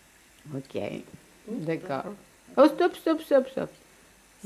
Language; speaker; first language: French; non-native, local second language; Russian